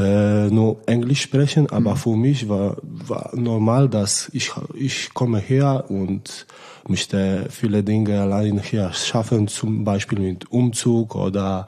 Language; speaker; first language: German; non-native, learner; Polish